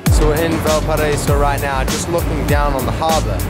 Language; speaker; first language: English; native; English